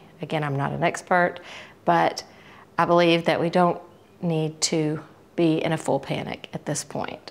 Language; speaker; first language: English; native; English